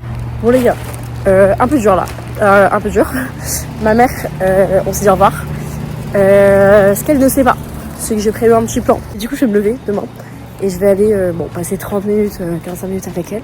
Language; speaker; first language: French; native; French